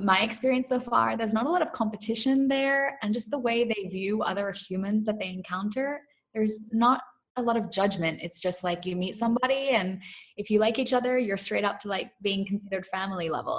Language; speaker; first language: English; native; English